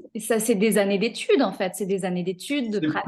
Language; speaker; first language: French; native; French